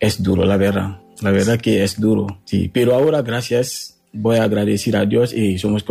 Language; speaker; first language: Spanish; non-native, learner; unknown